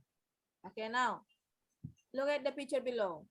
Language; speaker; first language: English; non-native, learner; Indonesian